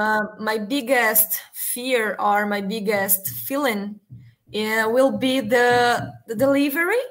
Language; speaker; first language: English; non-native, learner; Portuguese